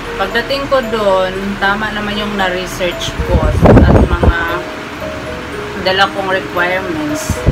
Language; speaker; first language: Filipino; non-native, local second language; Hiligaynon